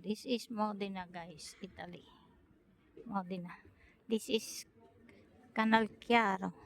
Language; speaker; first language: English; non-native, learner; Filipino